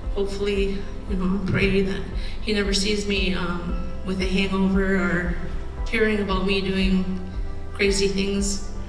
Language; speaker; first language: English; native; English